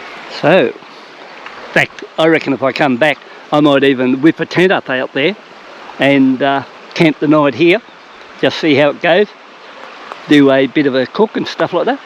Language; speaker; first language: English; native; English